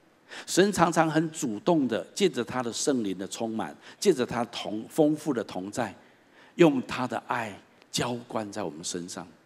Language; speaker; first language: Chinese; native; Chinese